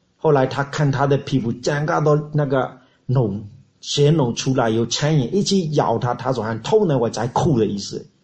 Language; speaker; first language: Chinese; non-native, learner; Burmese